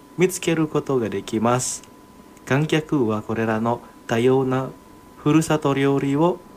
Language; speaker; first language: Japanese; non-native, fluent; Indonesian